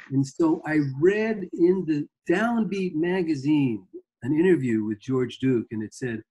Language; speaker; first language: English; native; English